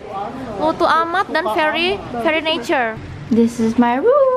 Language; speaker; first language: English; non-native, learner; Indonesian